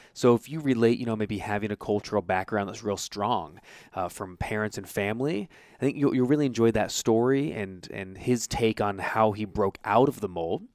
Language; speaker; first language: English; native; English